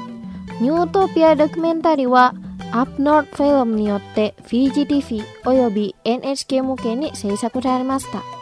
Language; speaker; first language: Japanese; non-native, fluent; Indonesian